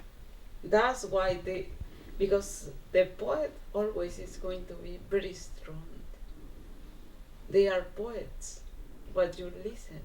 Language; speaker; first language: English; non-native, learner; Spanish